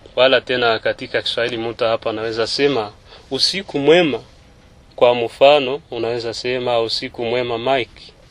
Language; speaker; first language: Swahili; non-native, local second language; Kinyarwanda